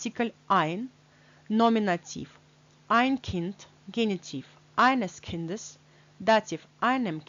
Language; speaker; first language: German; non-native, fluent; Russian